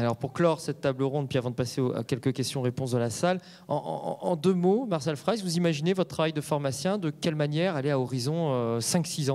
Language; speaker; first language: French; native; French